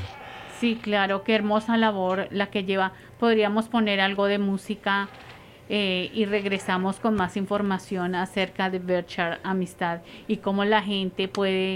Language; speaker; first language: Spanish; native; Spanish